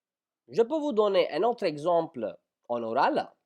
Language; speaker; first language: French; non-native, fluent; Hindi